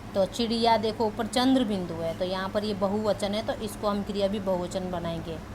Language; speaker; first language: Hindi; native; Hindi